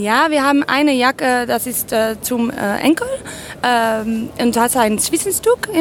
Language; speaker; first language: German; non-native, learner; Dutch